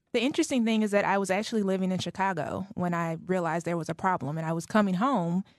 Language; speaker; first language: English; native; English